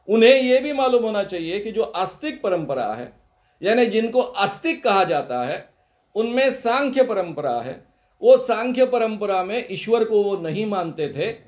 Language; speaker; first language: Hindi; non-native, local second language; Marathi